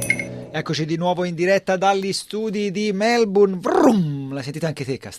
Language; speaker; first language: Italian; native; Italian